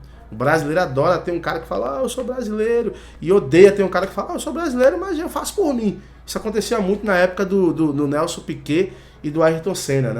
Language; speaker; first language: Portuguese; native; Portuguese